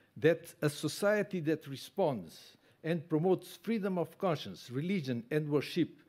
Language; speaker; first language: English; non-native, fluent; Portuguese